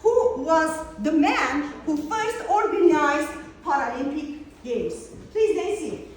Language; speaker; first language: English; non-native, fluent; Armenian